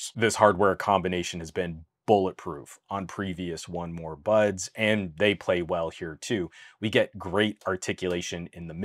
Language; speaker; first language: English; native; English